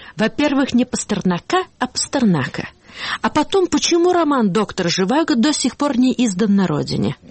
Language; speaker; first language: Russian; native; Russian